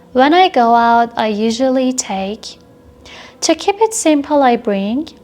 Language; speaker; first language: English; non-native, fluent; Persian